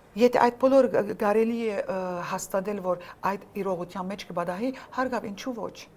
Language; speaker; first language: Armenian; early bilingual, heritage; Armenian